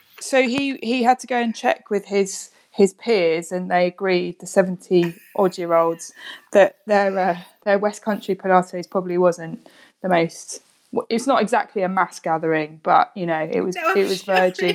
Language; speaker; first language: English; native; English